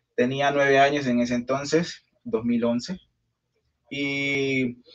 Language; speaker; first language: Spanish; native; Spanish